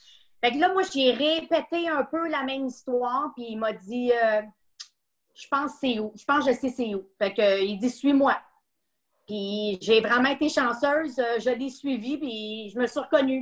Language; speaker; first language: French; native; French